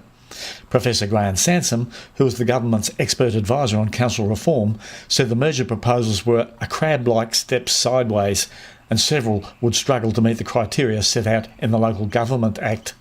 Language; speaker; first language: English; native; English